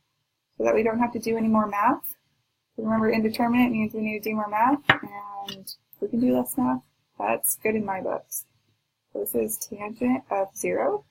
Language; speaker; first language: English; native; English